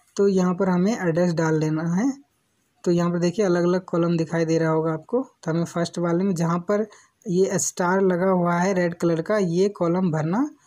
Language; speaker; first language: Hindi; native; Hindi